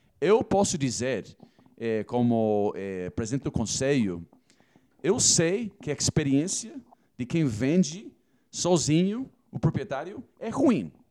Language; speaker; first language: Portuguese; non-native, fluent; English